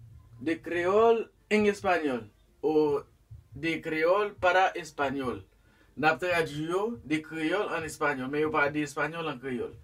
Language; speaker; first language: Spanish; non-native, fluent; Haitian Creole